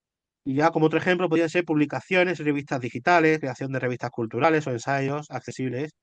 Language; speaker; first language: Spanish; native; Spanish